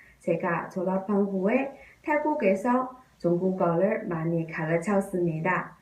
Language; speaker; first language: Korean; non-native, learner; Chinese